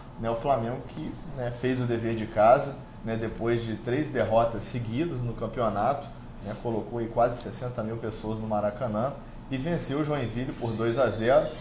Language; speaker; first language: Portuguese; native; Portuguese